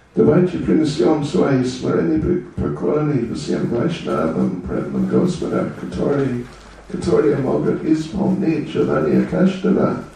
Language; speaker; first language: Russian; non-native, learner; English